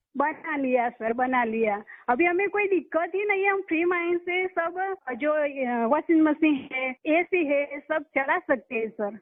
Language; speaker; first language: Hindi; non-native, local second language; Gujarati